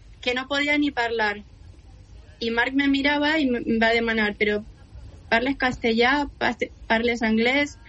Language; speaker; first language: Catalan; non-native, fluent; Spanish